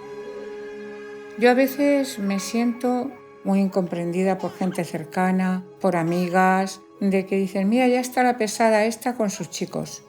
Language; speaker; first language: Spanish; native; Spanish